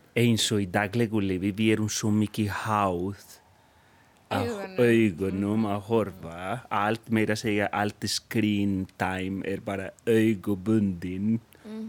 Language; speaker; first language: Icelandic; non-native, fluent; Spanish